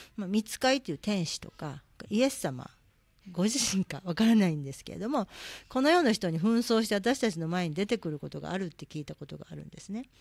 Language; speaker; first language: Japanese; native; Japanese